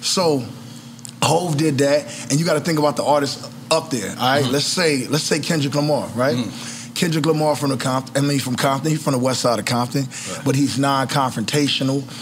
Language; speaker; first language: English; native; English